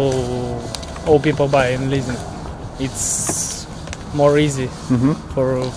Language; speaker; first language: English; non-native, learner; Ukrainian